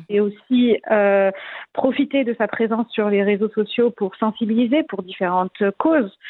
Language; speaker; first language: French; non-native, local second language; Arabic